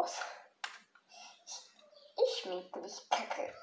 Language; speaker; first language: German; early bilingual, other home language; Russian